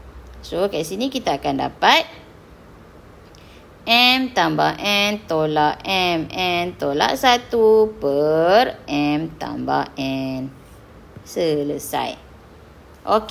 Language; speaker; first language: Malay; native; Malay